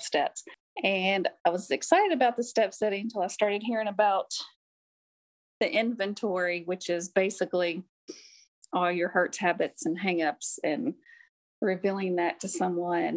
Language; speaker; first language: English; native; English